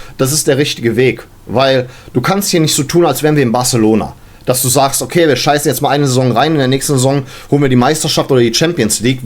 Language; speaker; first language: German; native; German